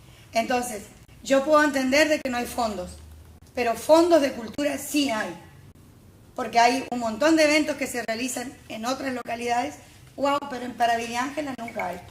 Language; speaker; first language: Spanish; native; Spanish